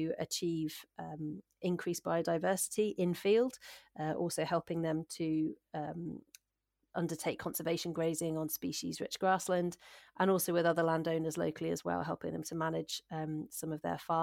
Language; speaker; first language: English; native; English